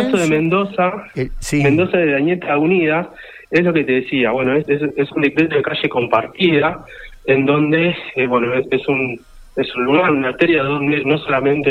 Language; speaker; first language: Spanish; native; Spanish